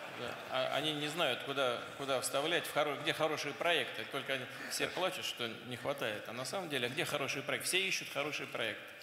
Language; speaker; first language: Russian; native; Russian